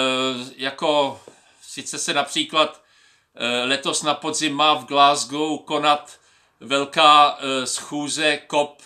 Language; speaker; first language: Czech; native; Czech